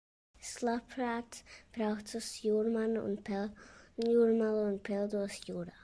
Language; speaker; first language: Latvian; early bilingual, heritage; Latvian